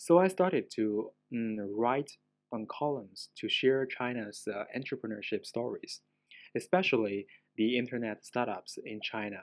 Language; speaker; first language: English; non-native, fluent; Chinese